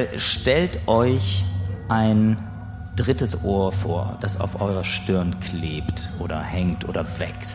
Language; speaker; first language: German; native; German